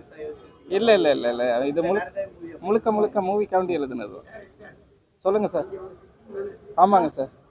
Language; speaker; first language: Tamil; native; Tamil